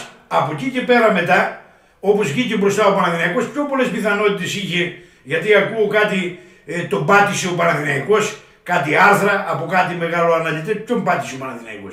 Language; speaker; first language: Greek; native; Greek